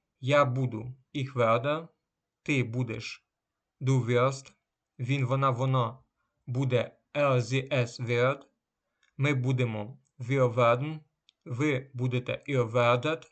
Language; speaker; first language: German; non-native, fluent; Ukrainian